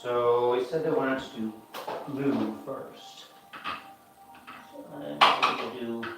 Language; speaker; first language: English; native; English